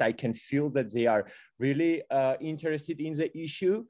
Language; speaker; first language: English; non-native, fluent; Georgian